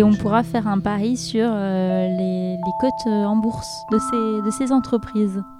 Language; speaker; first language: French; native; French